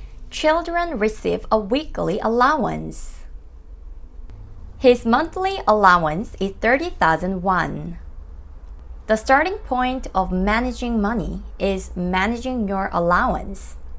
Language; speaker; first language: English; non-native, fluent; Korean